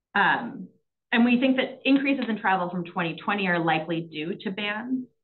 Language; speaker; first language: English; native; English